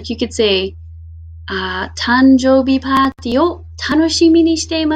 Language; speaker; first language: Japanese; non-native, fluent; English